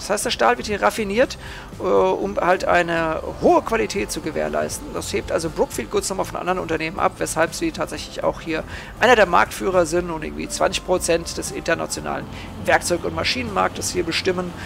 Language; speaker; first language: German; native; German